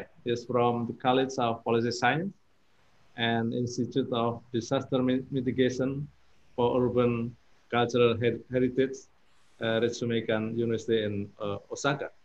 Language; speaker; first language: English; non-native, fluent; Indonesian